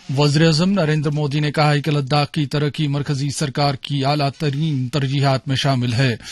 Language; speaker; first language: Urdu; non-native, local second language; Kashmiri